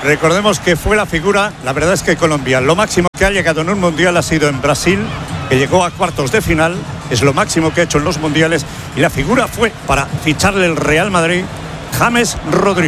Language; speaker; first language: Spanish; native; Spanish